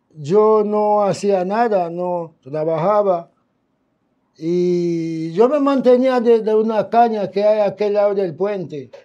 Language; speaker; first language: Spanish; non-native, fluent; Haitian Creole